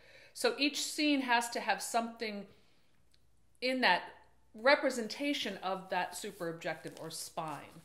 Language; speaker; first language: English; native; English